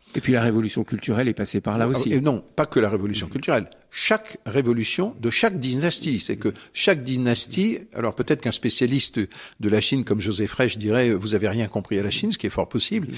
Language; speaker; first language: French; native; French